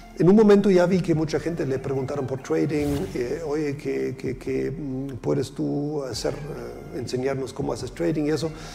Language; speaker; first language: Spanish; non-native, fluent; German